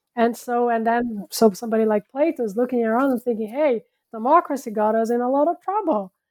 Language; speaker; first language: English; non-native, fluent; Portuguese